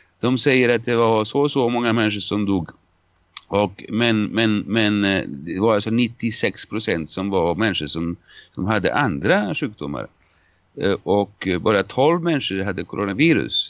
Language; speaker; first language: Swedish; non-native, fluent; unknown